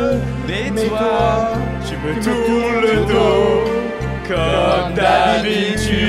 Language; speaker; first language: French; native; French